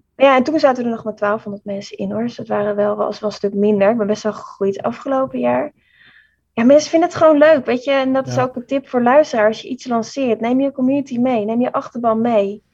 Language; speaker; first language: Dutch; native; Dutch